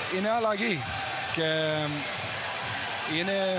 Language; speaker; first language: Greek; non-native, learner; English